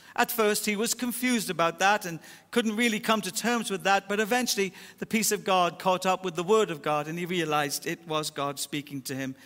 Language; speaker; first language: English; native; English